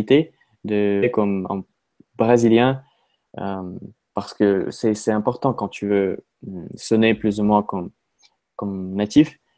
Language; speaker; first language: French; non-native, fluent; Russian